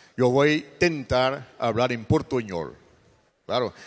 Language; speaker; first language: Spanish; non-native, learner; Portuguese